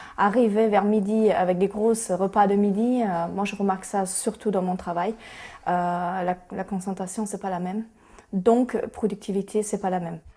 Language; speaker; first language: French; non-native, fluent; German